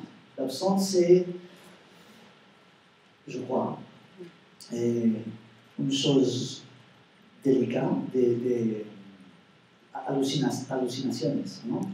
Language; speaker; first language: French; non-native, learner; Spanish